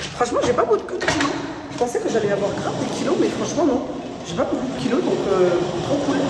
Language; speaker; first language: French; early bilingual, other home language; Fula